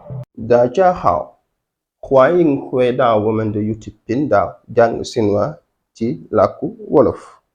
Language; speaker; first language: Chinese; non-native, fluent; Wolof